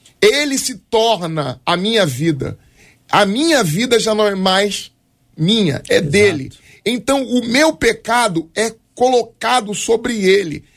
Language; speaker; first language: Portuguese; native; Portuguese